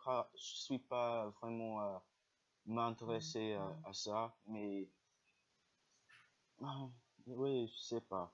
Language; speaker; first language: French; non-native, learner; English